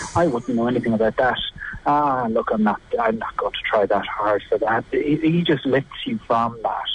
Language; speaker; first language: English; native; English